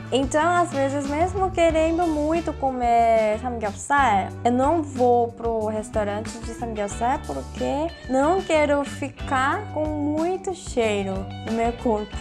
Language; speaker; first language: Portuguese; non-native, fluent; Korean